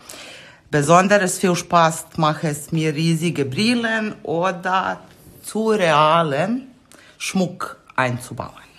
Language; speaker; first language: German; non-native, fluent; Serbian